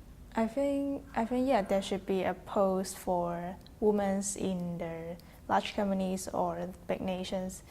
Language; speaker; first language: English; non-native, fluent; Chinese